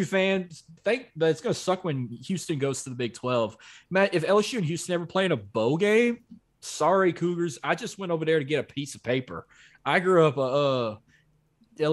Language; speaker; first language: English; native; English